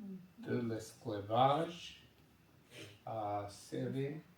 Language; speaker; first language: French; non-native, learner; English